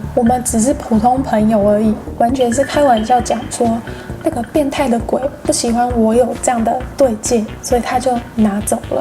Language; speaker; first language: Chinese; non-native, fluent; English